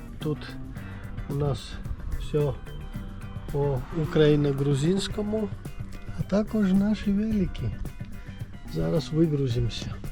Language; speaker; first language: Ukrainian; non-native, learner; Georgian